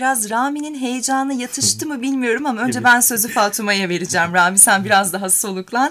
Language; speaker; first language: Turkish; native; Turkish